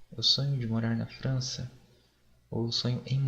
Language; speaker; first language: Portuguese; non-native, fluent; French